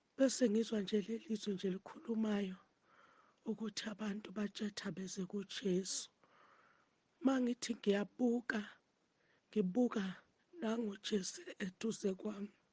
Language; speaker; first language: Zulu; native; Zulu